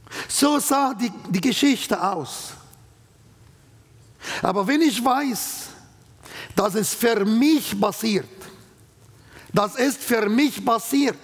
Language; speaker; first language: German; non-native, fluent; Arabic